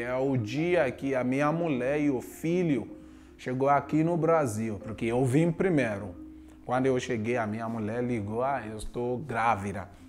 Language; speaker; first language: Portuguese; non-native, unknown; Yoruba